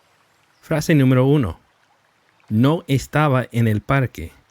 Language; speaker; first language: Spanish; non-native, fluent; English